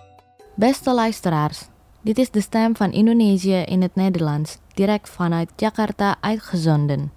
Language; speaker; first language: Dutch; non-native, fluent; Indonesian